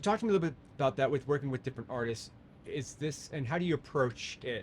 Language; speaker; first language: English; native; English